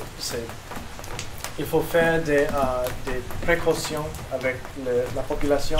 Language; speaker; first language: French; non-native, local second language; English